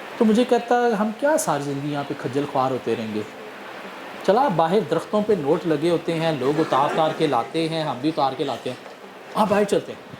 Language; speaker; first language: Urdu; non-native, local second language; Punjabi